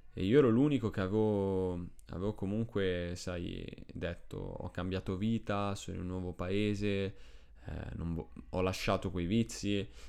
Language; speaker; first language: Italian; early bilingual, other home language; Spanish